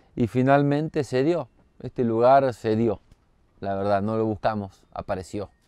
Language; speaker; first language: Spanish; native; Spanish